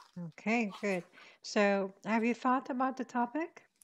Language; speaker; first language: English; non-native, fluent; Persian